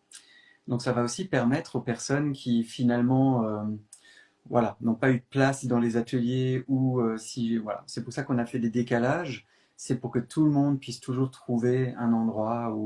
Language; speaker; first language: French; native; French